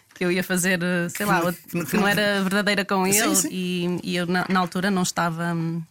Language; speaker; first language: Portuguese; native; Portuguese